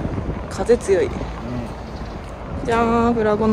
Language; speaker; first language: Japanese; native; Japanese